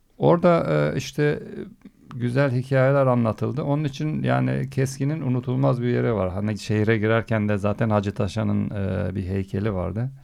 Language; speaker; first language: Turkish; early bilingual, heritage; Turkish